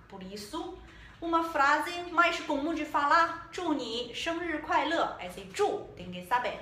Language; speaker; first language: Portuguese; non-native, learner; Chinese